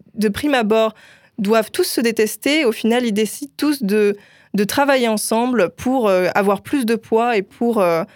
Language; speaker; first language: French; native; French